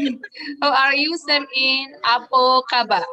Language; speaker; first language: English; non-native, learner; Indonesian